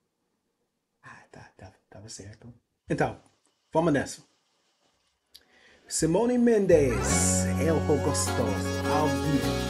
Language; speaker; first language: Portuguese; non-native, learner; English